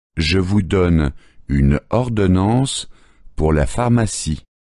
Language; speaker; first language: French; native; French